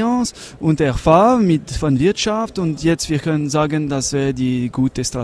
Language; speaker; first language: German; non-native, learner; French